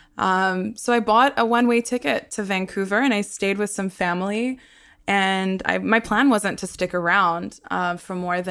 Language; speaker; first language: English; non-native, local second language; Hebrew